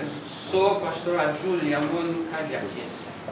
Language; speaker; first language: Portuguese; non-native, local second language; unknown